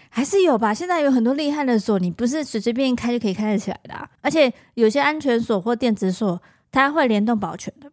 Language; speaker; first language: Chinese; native; Chinese